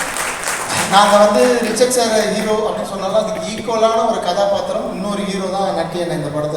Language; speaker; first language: Tamil; native; Tamil